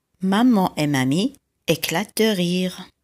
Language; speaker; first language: French; native; French